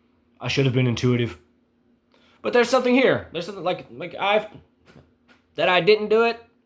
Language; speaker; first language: English; native; English